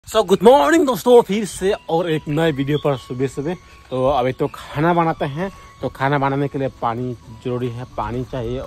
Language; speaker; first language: Hindi; non-native, local second language; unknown